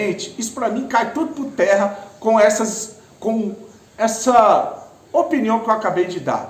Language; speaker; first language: Portuguese; native; Portuguese